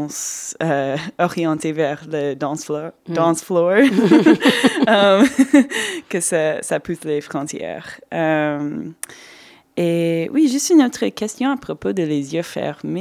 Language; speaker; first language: French; non-native, fluent; English